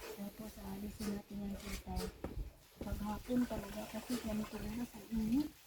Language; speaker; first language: Filipino; non-native, local second language; Cebuano